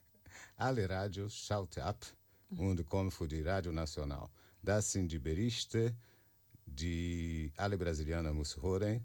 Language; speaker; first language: German; non-native, learner; Portuguese